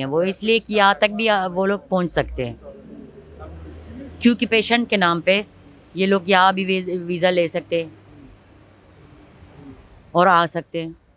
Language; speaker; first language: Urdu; non-native, learner; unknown